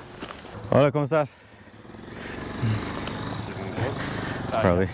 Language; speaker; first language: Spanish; non-native, learner; English